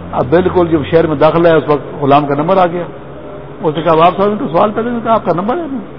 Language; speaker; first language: Urdu; non-native, local second language; Pashto